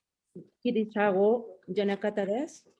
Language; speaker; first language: Japanese; non-native, learner; Spanish